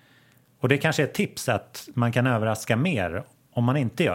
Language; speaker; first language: Swedish; native; Swedish